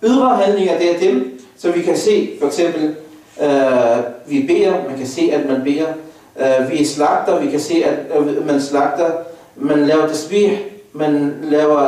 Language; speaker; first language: Danish; non-native, fluent; Arabic